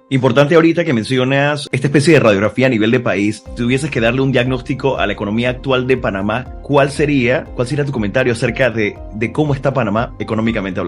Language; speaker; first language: Spanish; native; Spanish